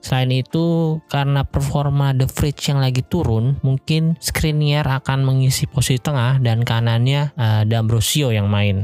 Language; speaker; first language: Indonesian; native; Indonesian